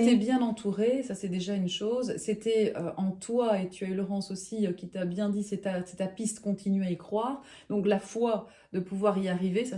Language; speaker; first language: French; native; French